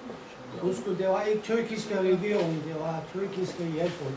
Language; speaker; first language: Danish; non-native, fluent; Kurdish